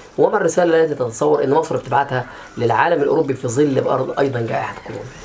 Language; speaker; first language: Arabic; native; Arabic